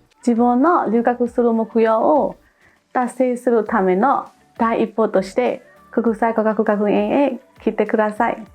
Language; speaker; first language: Japanese; non-native, fluent; Burmese